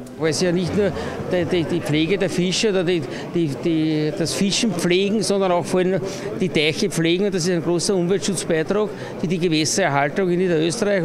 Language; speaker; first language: German; native; German